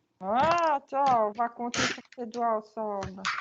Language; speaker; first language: French; native; French